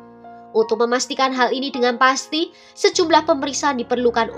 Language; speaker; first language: Indonesian; native; Indonesian